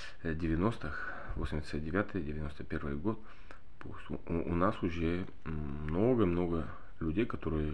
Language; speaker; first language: Russian; non-native, learner; Bulgarian